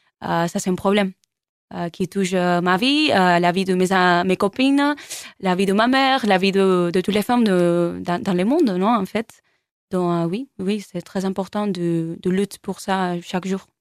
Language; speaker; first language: French; non-native, learner; Spanish